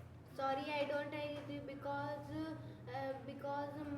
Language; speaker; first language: English; non-native, learner; Hindi